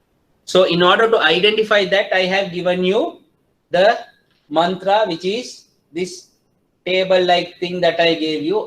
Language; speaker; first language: English; non-native, local second language; Sinhala